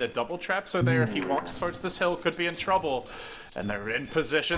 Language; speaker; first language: English; native; English